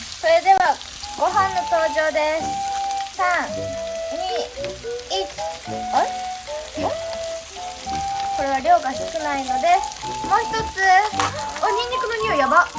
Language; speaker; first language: Japanese; native; Japanese